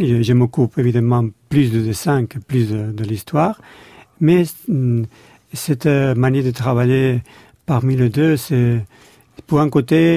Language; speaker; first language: French; non-native, learner; Spanish